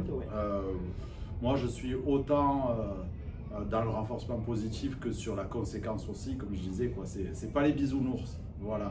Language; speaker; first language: French; native; French